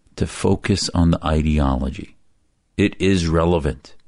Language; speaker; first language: English; early bilingual, other home language; Arabic